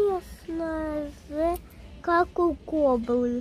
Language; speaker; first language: Russian; early bilingual, heritage; Russian